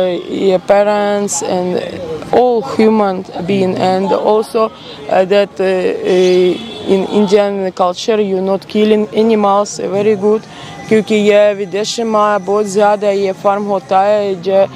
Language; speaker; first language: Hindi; non-native, learner; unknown